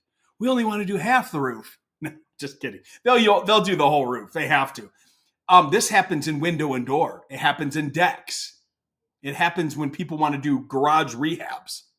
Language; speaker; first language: English; native; English